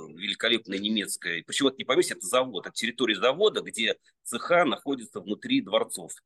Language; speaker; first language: Russian; native; Russian